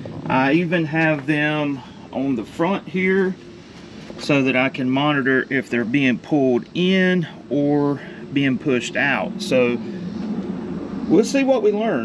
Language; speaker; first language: English; native; English